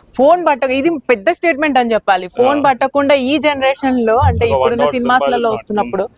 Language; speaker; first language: Telugu; native; Telugu